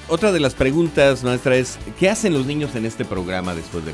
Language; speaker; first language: Spanish; native; Spanish